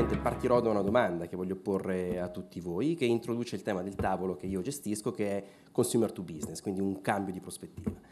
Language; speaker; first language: Italian; native; Italian